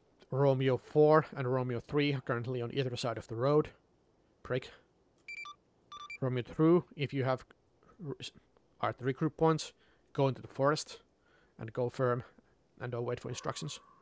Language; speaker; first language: English; non-native, fluent; Finnish